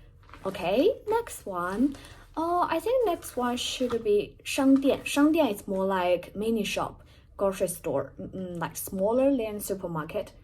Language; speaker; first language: English; non-native, fluent; Chinese